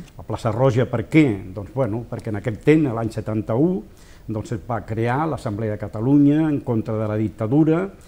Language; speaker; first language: Catalan; non-native, local second language; Spanish